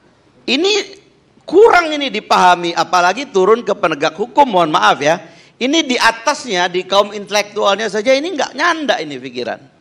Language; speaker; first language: Indonesian; native; Indonesian